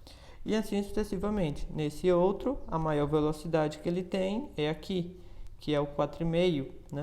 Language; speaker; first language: Portuguese; native; Portuguese